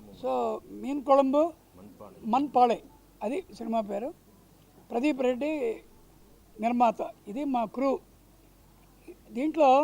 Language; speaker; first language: Telugu; native; Telugu